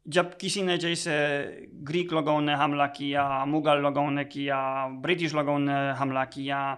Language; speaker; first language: Hindi; non-native, fluent; Polish